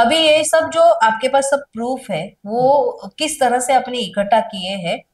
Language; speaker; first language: Hindi; non-native, local second language; Marathi